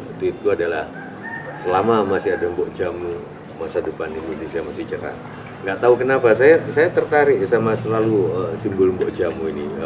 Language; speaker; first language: Indonesian; non-native, local second language; Javanese